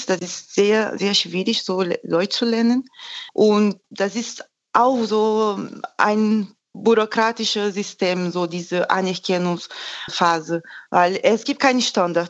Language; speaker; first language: German; non-native, fluent; Portuguese